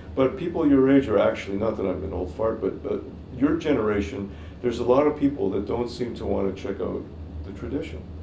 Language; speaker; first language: English; native; English